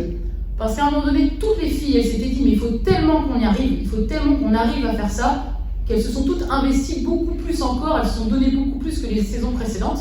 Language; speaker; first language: French; native; French